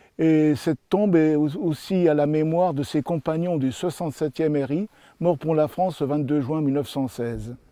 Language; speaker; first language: French; native; French